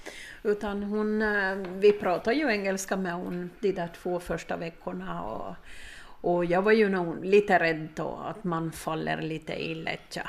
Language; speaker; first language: Swedish; native; Swedish